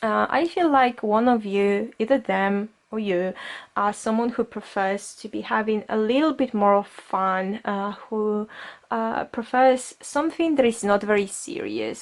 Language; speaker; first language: English; non-native, fluent; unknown